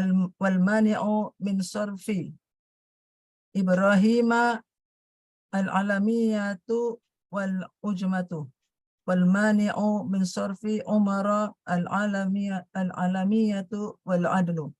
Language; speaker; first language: Arabic; non-native, learner; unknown